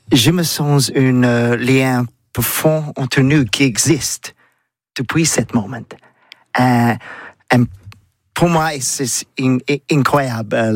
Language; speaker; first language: French; non-native, learner; English